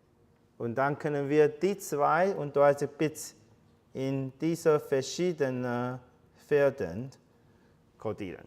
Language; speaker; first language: German; non-native, fluent; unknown